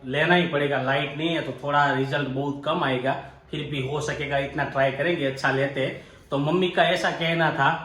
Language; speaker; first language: Hindi; non-native, local second language; Gujarati